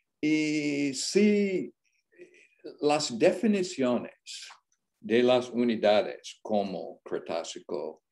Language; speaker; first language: Spanish; non-native, learner; English